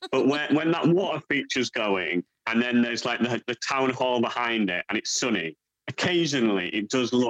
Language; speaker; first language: English; native; English